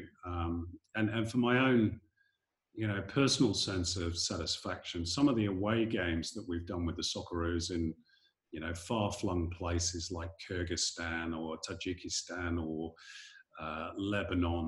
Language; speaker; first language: English; native; English